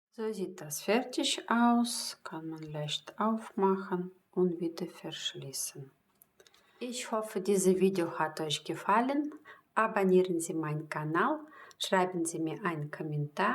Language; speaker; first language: German; non-native, fluent; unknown